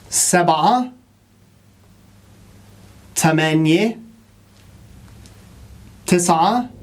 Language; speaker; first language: Arabic; non-native, fluent; English